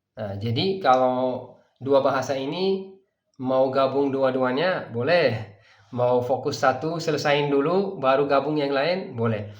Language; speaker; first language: Indonesian; non-native, fluent; Persian